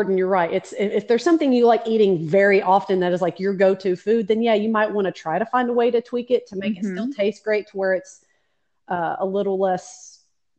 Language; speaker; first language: English; native; English